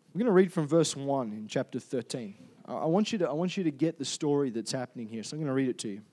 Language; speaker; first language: English; native; English